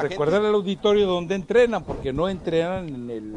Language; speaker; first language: Spanish; native; Spanish